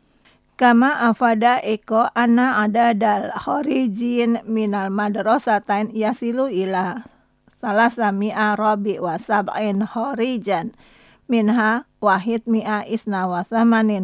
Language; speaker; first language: Arabic; non-native, fluent; Indonesian